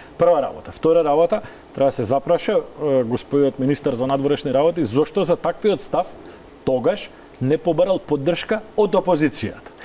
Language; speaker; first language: Macedonian; native; Macedonian